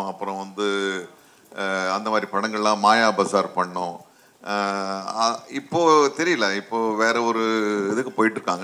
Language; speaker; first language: Tamil; native; Tamil